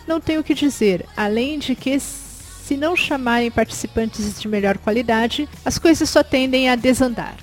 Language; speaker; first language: Portuguese; native; Portuguese